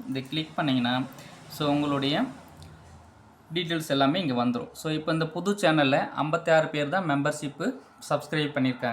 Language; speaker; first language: Tamil; native; Tamil